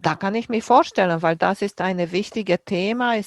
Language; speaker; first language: German; non-native, fluent; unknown